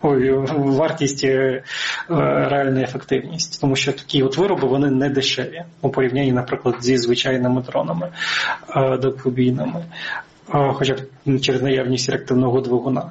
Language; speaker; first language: Ukrainian; native; Ukrainian